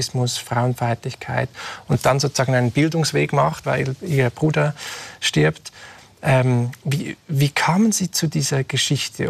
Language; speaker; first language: German; native; German